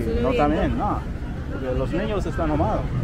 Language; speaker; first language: Spanish; non-native, learner; English